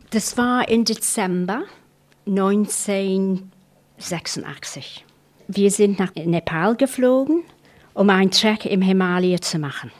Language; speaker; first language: German; non-native, fluent; English